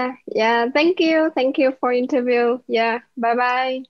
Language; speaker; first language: English; non-native, learner; Vietnamese